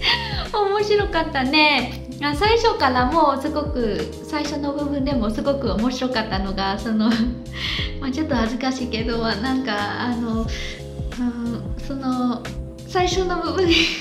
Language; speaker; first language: Japanese; non-native, fluent; Khmer